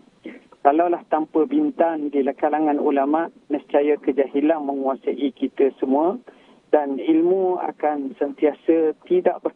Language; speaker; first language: Malay; native; Malay